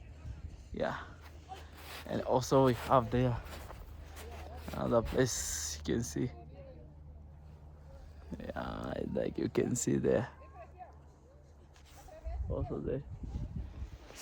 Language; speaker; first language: English; non-native, learner; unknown